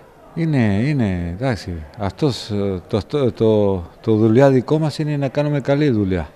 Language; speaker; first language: Greek; non-native, learner; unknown